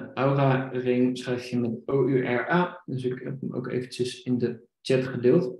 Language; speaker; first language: Dutch; native; Dutch